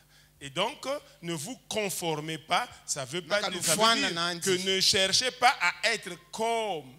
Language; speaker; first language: French; native; French